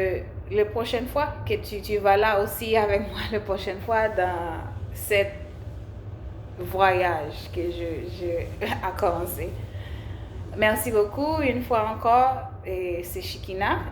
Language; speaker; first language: French; non-native, learner; English